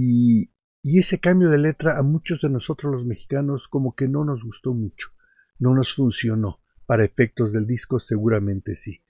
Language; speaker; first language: Spanish; native; Spanish